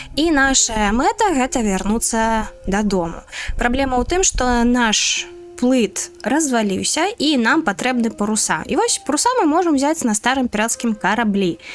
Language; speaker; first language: Belarusian; non-native, local second language; Russian